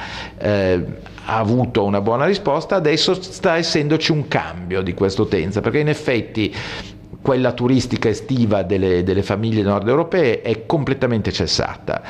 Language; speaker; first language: Italian; native; Italian